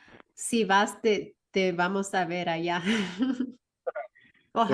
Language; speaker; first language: Spanish; early bilingual, heritage; Spanish